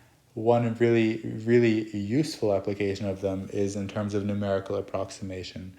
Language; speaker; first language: English; native; English